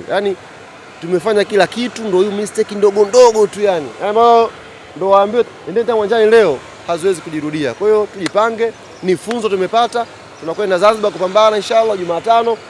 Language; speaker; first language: Swahili; native; Swahili